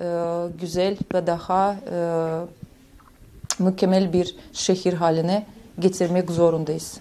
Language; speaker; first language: Turkish; non-native, fluent; Russian